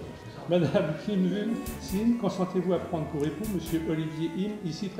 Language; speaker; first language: French; native; French